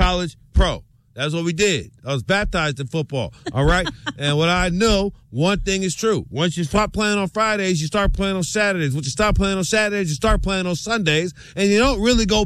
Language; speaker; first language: English; native; English